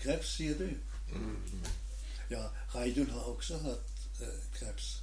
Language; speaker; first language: Norwegian; non-native, learner; German